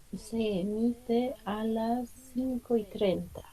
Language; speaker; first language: Spanish; non-native, fluent; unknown